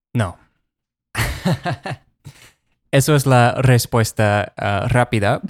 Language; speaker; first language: Spanish; non-native, fluent; English